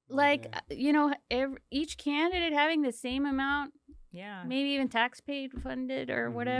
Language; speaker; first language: English; early bilingual, other home language; Spanish